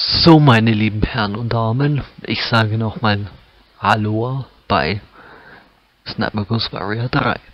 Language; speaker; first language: German; native; German